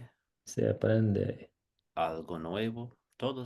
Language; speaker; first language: Spanish; non-native, fluent; English